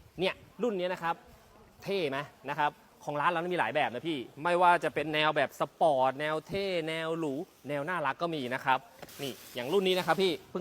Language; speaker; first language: Thai; native; Thai